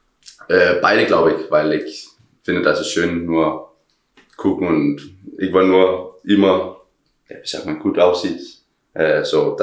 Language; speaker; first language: German; non-native, learner; Danish